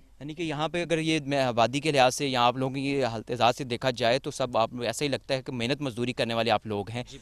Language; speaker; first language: Urdu; non-native, local second language; Punjabi